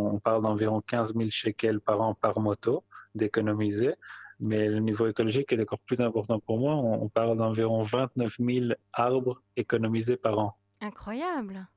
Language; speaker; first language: French; native; French